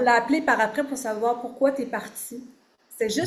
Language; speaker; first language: French; native; French